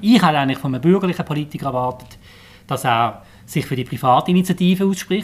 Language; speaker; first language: German; native; German